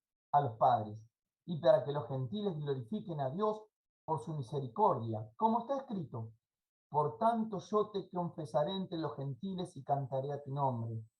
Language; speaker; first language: Spanish; native; Spanish